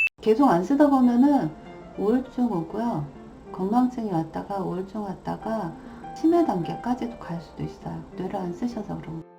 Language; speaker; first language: Korean; native; Korean